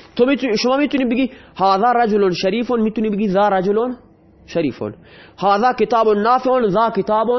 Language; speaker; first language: Persian; non-native, local second language; Baluchi